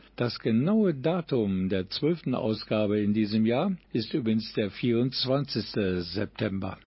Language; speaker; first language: German; native; German